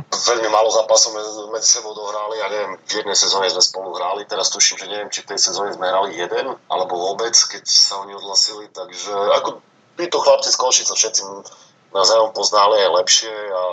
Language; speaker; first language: Slovak; native; Slovak